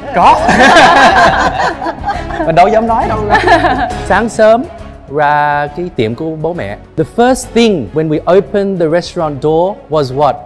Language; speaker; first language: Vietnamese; early bilingual, heritage; Vietnamese